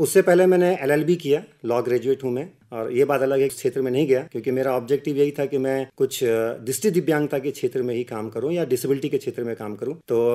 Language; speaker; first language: Hindi; native; Hindi